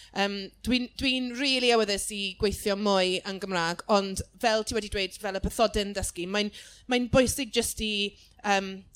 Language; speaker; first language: Welsh; non-native, learner; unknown